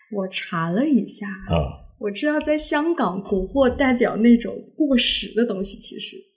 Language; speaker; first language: Chinese; native; Chinese